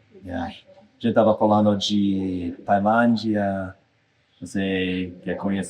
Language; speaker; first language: Portuguese; non-native, fluent; English